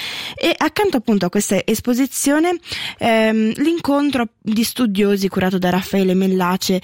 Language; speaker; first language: Italian; native; Italian